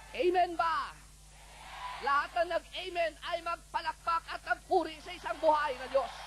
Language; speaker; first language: Filipino; non-native, local second language; Cebuano